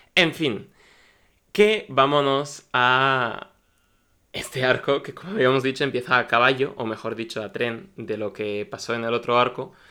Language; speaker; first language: Spanish; early bilingual, other home language; Russian